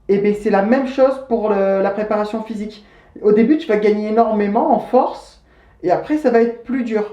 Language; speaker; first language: French; native; French